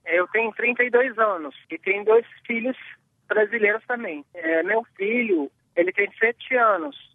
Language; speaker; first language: Portuguese; non-native, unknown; Arabic